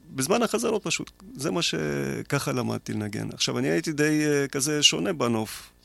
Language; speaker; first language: Hebrew; early bilingual, other home language; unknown